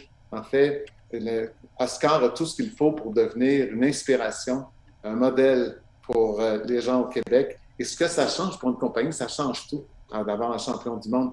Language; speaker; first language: French; native; French